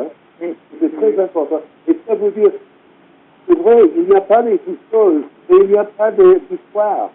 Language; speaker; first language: French; non-native, fluent; English